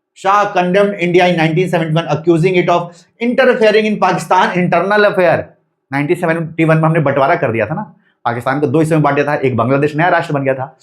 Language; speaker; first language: Hindi; native; Hindi